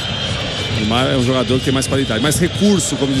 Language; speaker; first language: Portuguese; native; Portuguese